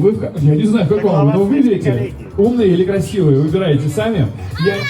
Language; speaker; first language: Russian; native; Russian